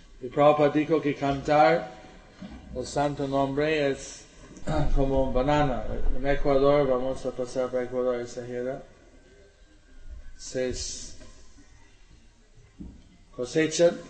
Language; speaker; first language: Spanish; non-native, learner; English